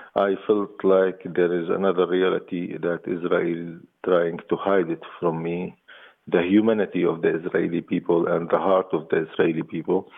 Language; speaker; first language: English; non-native, fluent; Arabic